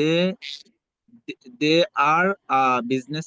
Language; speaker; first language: English; non-native, learner; Bangla